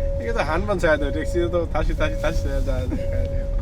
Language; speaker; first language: Korean; non-native, learner; Bangla